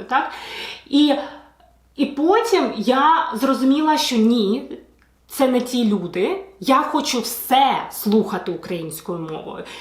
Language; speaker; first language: Ukrainian; non-native, local second language; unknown